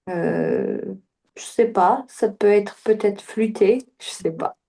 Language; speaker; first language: French; non-native, learner; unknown